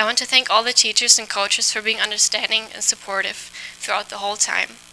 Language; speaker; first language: English; non-native, fluent; German